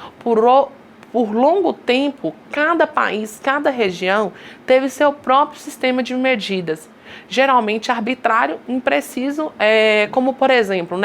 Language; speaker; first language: Portuguese; native; Portuguese